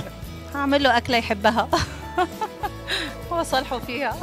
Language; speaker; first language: Arabic; native; Arabic